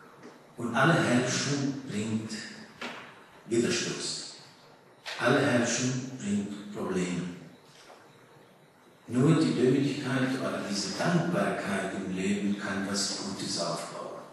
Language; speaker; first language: German; early bilingual, heritage; German